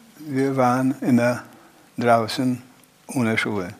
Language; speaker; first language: German; non-native, learner; Polish